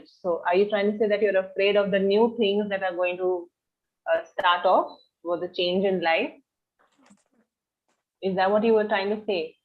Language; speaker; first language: English; non-native, local second language; Hindi